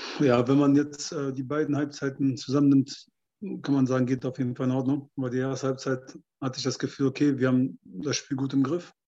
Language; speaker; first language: German; early bilingual, other home language; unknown